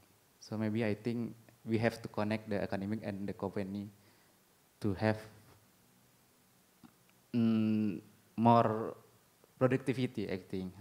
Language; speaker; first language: English; non-native, learner; Indonesian